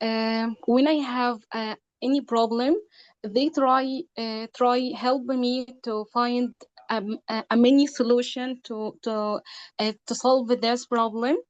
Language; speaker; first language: English; non-native, learner; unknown